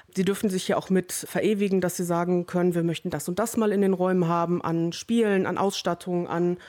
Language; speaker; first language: German; native; German